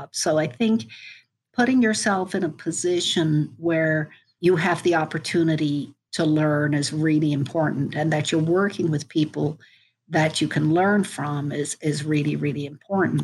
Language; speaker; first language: English; native; English